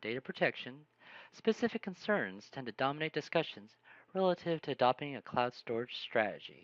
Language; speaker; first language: English; native; English